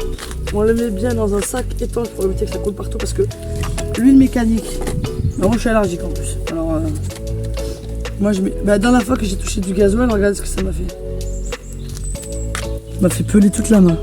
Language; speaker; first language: French; native; French